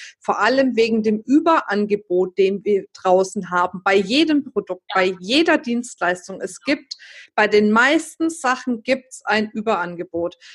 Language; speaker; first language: German; native; German